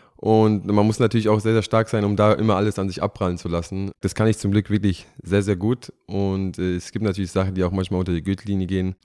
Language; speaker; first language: German; native; German